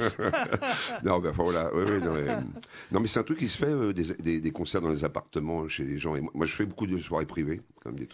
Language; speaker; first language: French; native; French